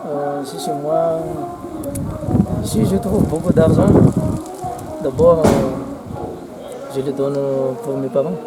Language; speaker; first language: French; non-native, local second language; Malagasy